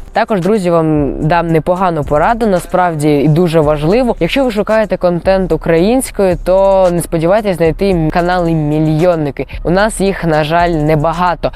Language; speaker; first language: Ukrainian; non-native, local second language; Russian